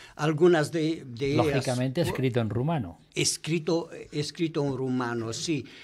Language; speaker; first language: Spanish; non-native, fluent; Romanian